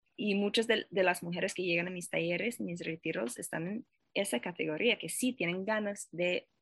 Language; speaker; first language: Spanish; non-native, fluent; English